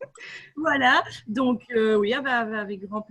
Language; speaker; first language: French; native; French